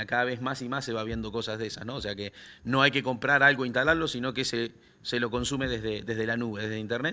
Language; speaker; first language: Spanish; native; Spanish